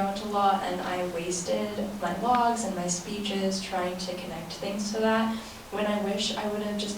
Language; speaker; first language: English; native; English